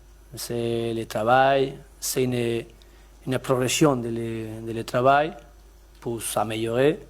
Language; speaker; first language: French; non-native, learner; Spanish